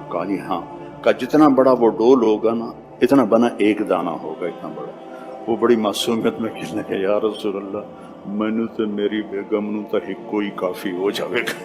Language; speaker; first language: Urdu; non-native, local second language; Punjabi